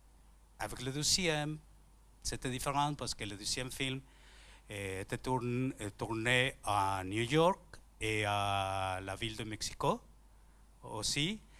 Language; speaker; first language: French; non-native, learner; Spanish